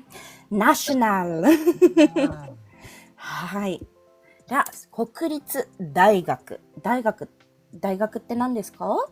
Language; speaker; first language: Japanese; non-native, fluent; Filipino